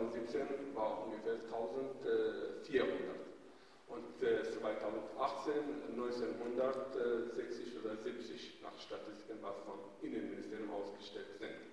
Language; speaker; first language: German; non-native, fluent; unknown